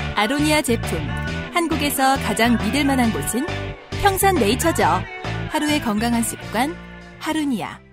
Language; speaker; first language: Korean; native; Korean